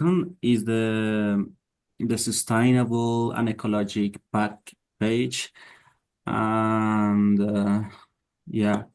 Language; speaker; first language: English; non-native, learner; Spanish